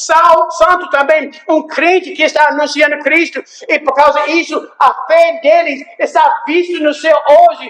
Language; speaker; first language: Portuguese; non-native, fluent; English